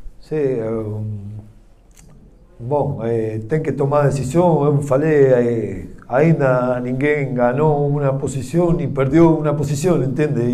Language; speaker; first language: Portuguese; non-native, learner; Spanish